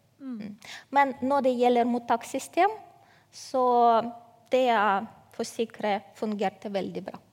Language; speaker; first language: Norwegian; non-native, fluent; Ukrainian